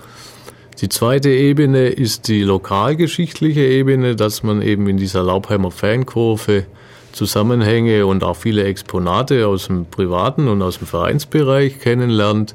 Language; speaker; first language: German; native; German